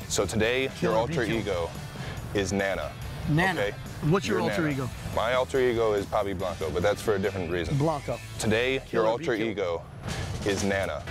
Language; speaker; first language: English; native; English